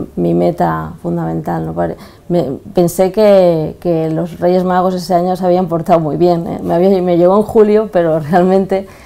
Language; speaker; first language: Spanish; native; Spanish